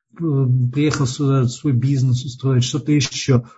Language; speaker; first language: Russian; native; Russian